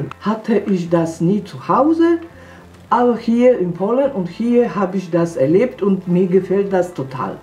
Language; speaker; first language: German; non-native, fluent; Polish